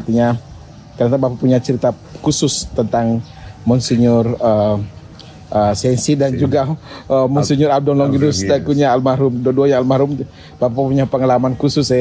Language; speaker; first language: Indonesian; native; Indonesian